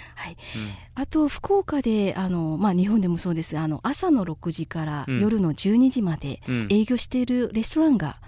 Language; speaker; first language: Japanese; non-native, fluent; Chinese